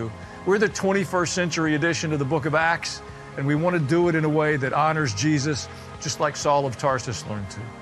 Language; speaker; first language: English; native; English